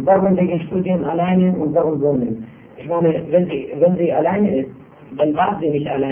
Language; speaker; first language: German; non-native, fluent; Arabic